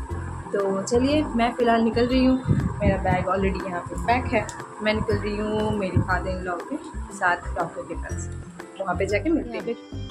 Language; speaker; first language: Hindi; non-native, local second language; Bangla